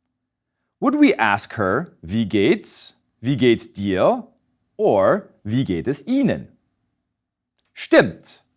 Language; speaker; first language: German; non-native, fluent; English